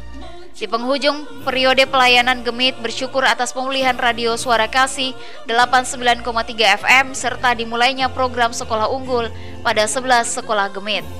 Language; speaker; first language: Indonesian; native; Indonesian